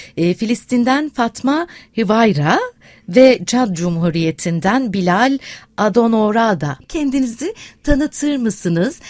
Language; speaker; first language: Turkish; native; Turkish